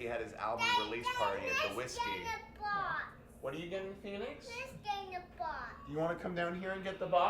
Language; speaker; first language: English; native; English